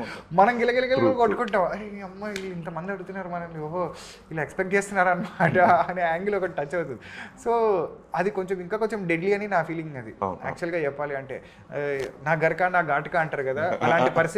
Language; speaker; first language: Telugu; native; Telugu